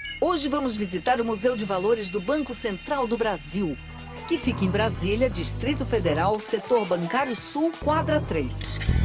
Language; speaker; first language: Portuguese; native; Portuguese